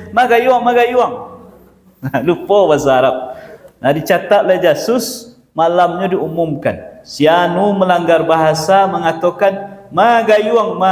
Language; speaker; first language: Malay; non-native, local second language; Minangkabau